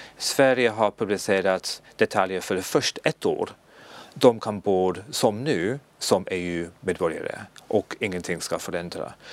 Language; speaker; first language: Swedish; non-native, learner; English